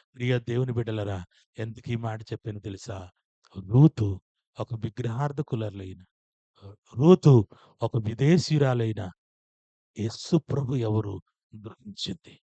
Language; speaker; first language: Telugu; non-native, fluent; Odia